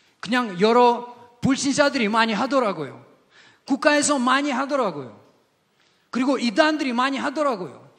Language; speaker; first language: Korean; non-native, fluent; Russian